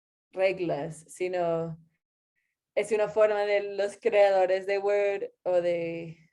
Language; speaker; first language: Spanish; non-native, fluent; English